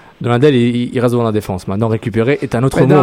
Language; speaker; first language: French; native; French